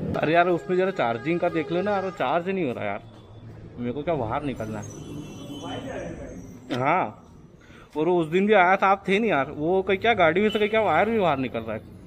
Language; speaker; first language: Hindi; native; Hindi